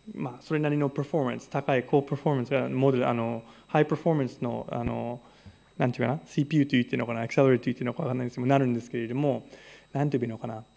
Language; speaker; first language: Japanese; non-native, fluent; English